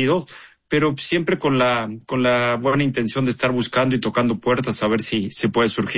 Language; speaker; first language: Spanish; native; Spanish